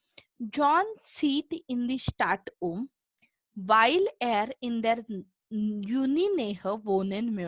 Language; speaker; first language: German; non-native, fluent; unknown